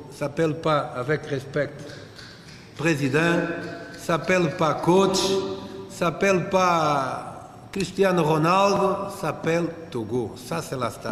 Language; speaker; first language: French; non-native, fluent; Portuguese